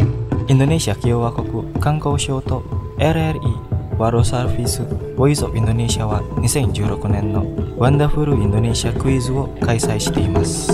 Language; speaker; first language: Japanese; non-native, fluent; Indonesian